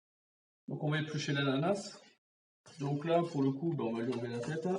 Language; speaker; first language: French; native; French